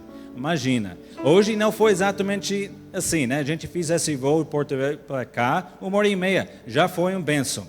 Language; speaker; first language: Portuguese; non-native, fluent; English